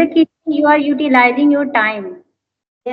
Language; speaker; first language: English; non-native, learner; Hindi